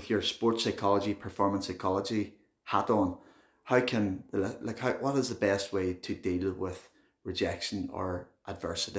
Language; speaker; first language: English; native; English